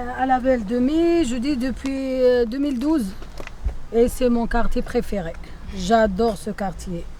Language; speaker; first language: French; non-native, local second language; Arabic